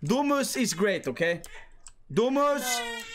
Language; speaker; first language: English; non-native, fluent; Swedish